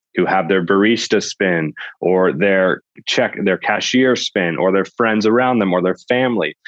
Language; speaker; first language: English; native; English